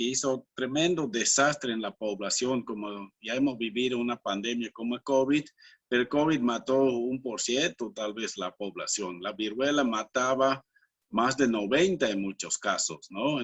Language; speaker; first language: Spanish; non-native, fluent; Dutch